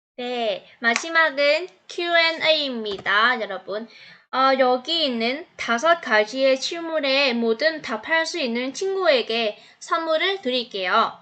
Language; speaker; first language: Korean; non-native, fluent; Vietnamese